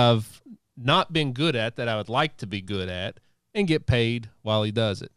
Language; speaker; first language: English; native; English